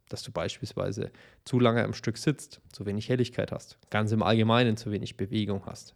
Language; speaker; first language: German; native; German